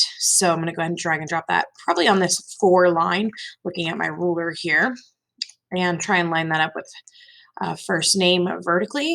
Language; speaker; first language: English; native; English